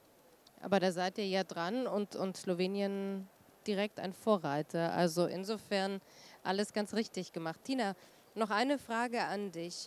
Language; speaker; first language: German; native; German